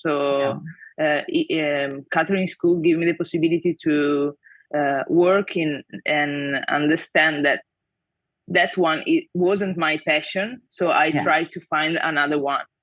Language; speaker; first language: English; non-native, fluent; Italian